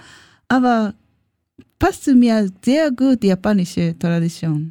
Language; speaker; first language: German; non-native, learner; Japanese